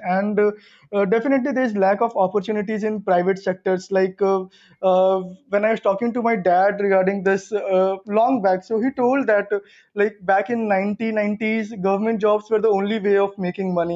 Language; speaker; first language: English; non-native, local second language; Hindi